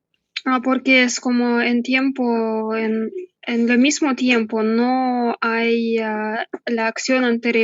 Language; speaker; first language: Spanish; non-native, learner; Russian